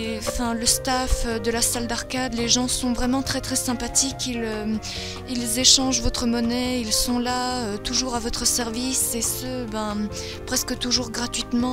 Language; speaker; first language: French; native; French